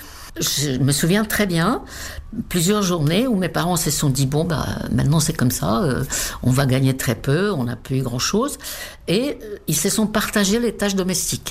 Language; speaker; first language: French; non-native, fluent; Czech